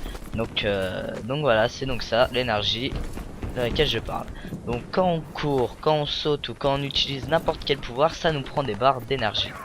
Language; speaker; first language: French; native; French